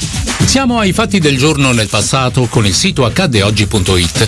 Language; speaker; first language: Italian; native; Italian